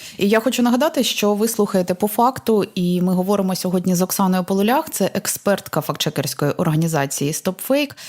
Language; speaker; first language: Ukrainian; native; Ukrainian